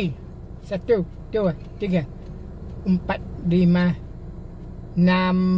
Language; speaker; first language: Indonesian; non-native, learner; English